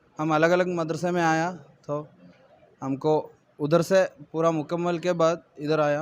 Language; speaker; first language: Hindi; non-native, learner; Malayalam